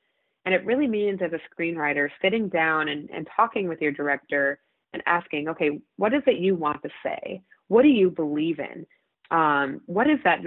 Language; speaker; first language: English; native; English